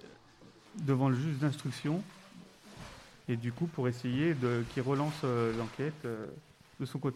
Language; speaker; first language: French; native; French